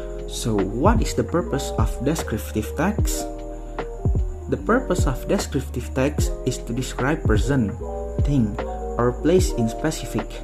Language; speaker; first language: English; non-native, learner; Indonesian